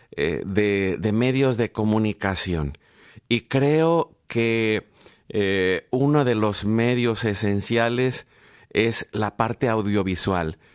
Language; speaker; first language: Spanish; native; Spanish